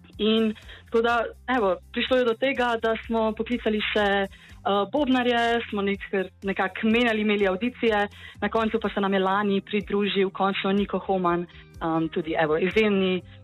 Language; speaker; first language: Slovenian; native; Slovenian